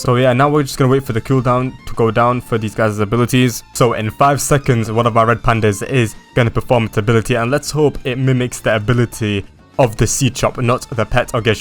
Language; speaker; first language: English; native; English